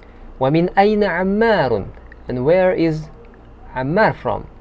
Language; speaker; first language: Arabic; non-native, fluent; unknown